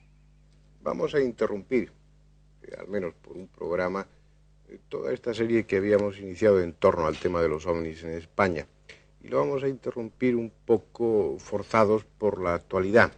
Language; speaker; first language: Spanish; native; Spanish